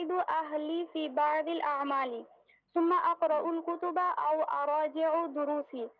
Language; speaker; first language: Arabic; non-native, learner; Bangla